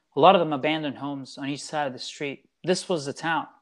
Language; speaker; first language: English; early bilingual, other home language; Italian